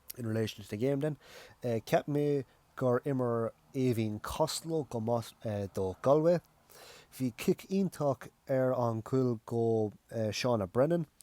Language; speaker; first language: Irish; non-native, local second language; English